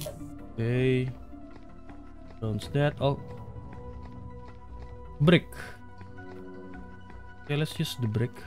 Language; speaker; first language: English; non-native, learner; Indonesian